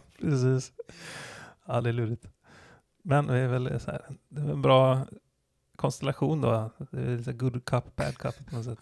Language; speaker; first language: Swedish; native; Swedish